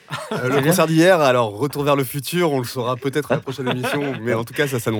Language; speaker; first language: French; native; French